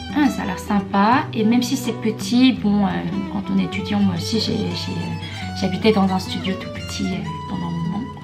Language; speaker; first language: French; non-native, fluent; Korean